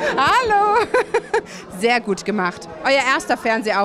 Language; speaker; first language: German; native; German